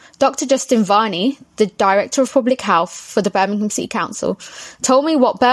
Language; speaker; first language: English; native; English